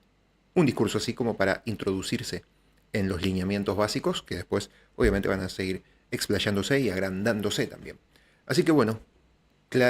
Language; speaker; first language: Spanish; native; Spanish